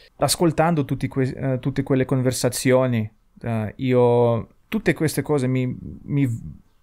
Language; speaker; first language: Italian; non-native, fluent; Russian